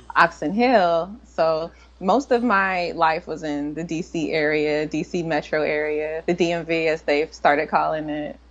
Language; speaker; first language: English; native; English